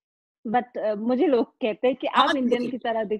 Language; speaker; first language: Hindi; non-native, fluent; Pashto